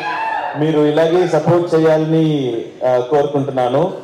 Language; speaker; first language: Telugu; non-native, learner; Tamil